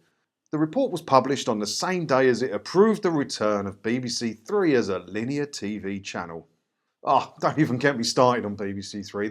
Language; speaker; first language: English; native; English